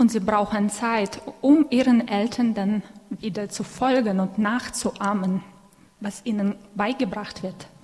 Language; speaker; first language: German; non-native, fluent; Russian